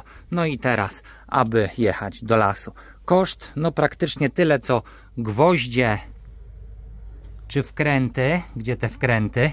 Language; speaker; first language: Polish; native; Polish